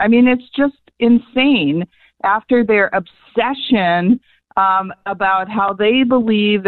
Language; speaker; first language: English; native; English